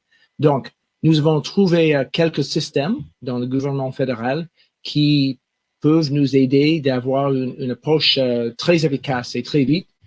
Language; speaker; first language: French; non-native, local second language; English